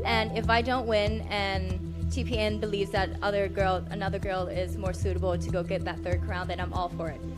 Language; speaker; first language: English; non-native, fluent; Thai